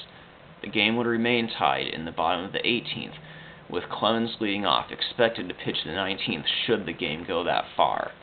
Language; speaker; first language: English; native; English